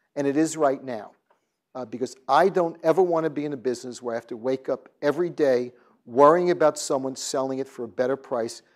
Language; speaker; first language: English; native; English